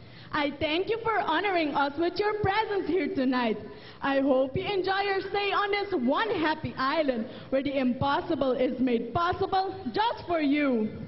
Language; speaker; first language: English; non-native, local second language; Papiamento